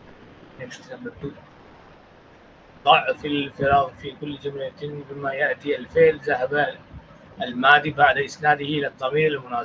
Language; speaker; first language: Arabic; non-native, fluent; Tamil